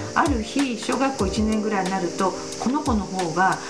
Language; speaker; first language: Japanese; native; Japanese